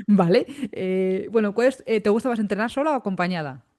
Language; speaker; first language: Spanish; native; Spanish